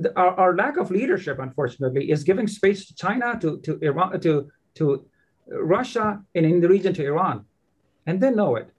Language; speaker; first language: English; non-native, fluent; Persian